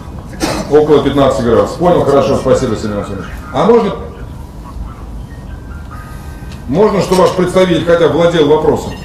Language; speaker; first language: Russian; native; Russian